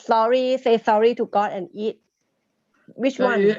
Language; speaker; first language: English; non-native, learner; Thai